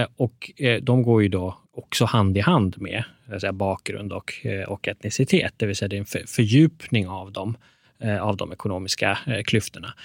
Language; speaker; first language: Swedish; early bilingual, other home language; Persian